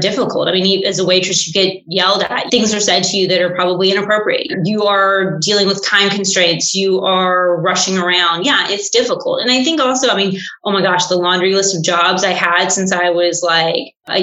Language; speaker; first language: English; native; English